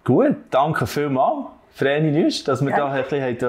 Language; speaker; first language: German; native; German